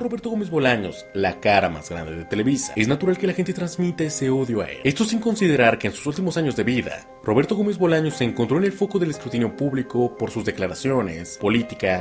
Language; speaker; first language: Spanish; native; Spanish